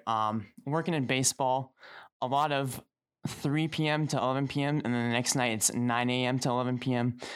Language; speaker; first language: English; native; English